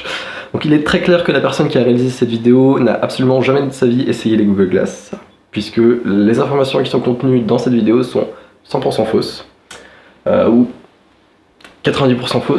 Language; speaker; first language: French; native; French